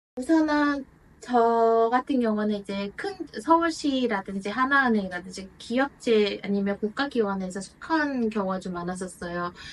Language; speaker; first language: Korean; non-native, fluent; Mongolian